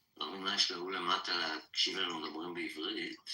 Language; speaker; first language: Hebrew; native; Hebrew